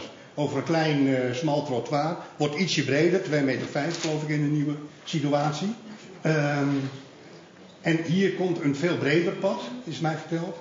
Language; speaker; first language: Dutch; native; Dutch